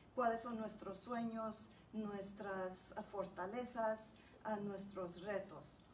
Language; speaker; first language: Spanish; early bilingual, heritage; Spanish